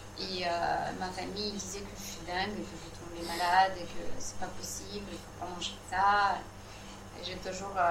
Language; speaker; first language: French; non-native, fluent; Romanian